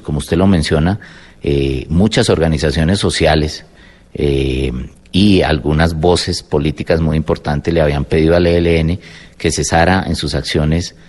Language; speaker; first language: Spanish; native; Spanish